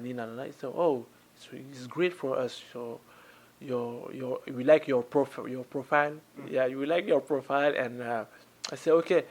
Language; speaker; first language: English; non-native, learner; French